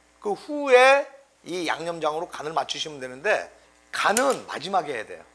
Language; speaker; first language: Korean; native; Korean